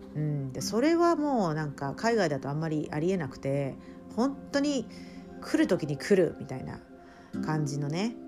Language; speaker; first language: Japanese; native; Japanese